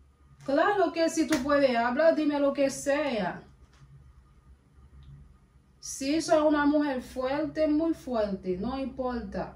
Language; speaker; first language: Spanish; non-native, learner; Haitian Creole